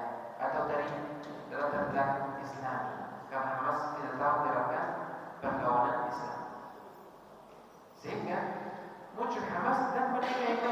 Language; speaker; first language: Indonesian; non-native, fluent; Arabic